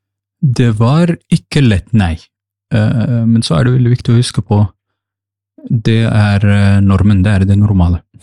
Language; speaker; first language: Norwegian; non-native, fluent; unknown